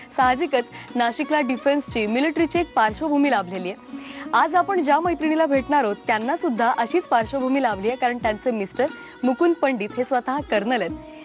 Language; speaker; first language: Marathi; native; Marathi